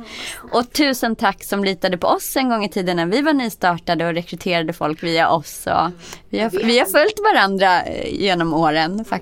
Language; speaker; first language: Swedish; native; Swedish